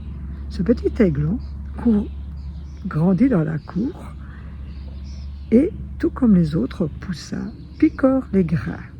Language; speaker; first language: French; native; French